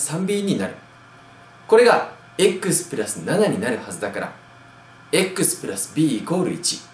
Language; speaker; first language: Japanese; native; Japanese